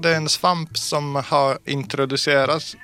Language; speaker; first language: Swedish; non-native, fluent; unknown